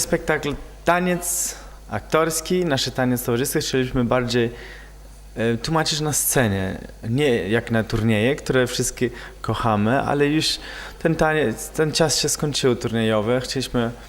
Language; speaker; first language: Polish; non-native, fluent; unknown